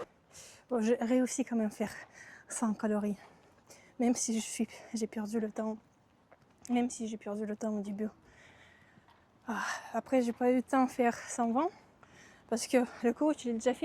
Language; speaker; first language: French; non-native, fluent; Russian